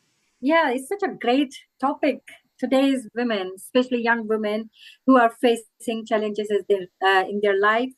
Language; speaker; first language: English; non-native, local second language; Hindi